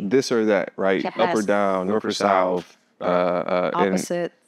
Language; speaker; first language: English; native; English